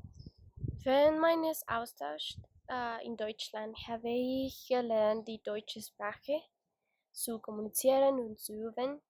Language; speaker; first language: German; non-native, learner; Spanish